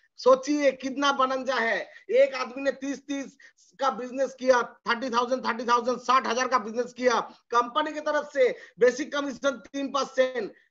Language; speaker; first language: Hindi; non-native, local second language; Bangla